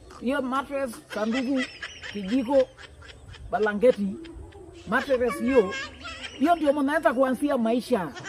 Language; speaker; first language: Swahili; native; Swahili